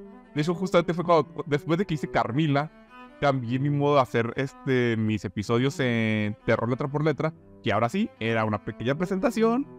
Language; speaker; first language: Spanish; native; Spanish